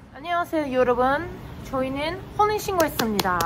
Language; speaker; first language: Korean; non-native, fluent; Turkish